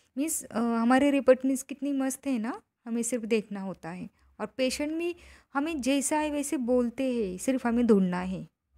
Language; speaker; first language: Hindi; non-native, local second language; Marathi